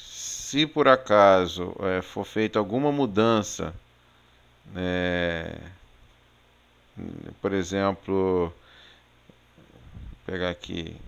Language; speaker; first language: Portuguese; native; Portuguese